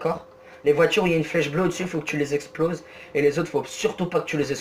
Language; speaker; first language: French; native; French